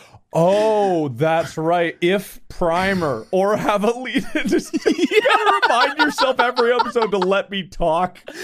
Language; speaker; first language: English; native; English